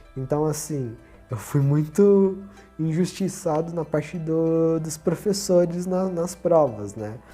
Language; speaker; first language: Portuguese; native; Portuguese